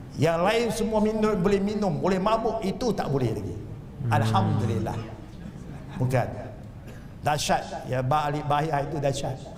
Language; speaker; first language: Malay; non-native, local second language; Chinese